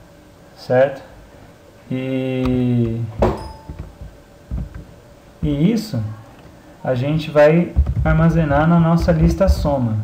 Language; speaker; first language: Portuguese; native; Portuguese